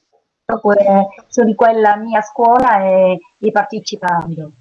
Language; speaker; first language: Italian; non-native, learner; Spanish